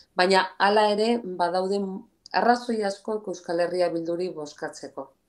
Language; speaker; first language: Basque; non-native, local second language; Spanish